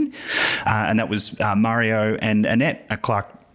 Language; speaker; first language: English; native; English